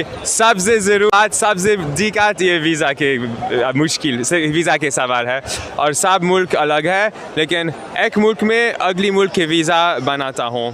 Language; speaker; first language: Hindi; non-native, learner; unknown